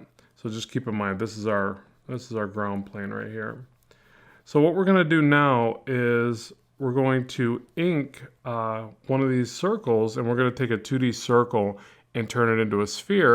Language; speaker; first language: English; native; English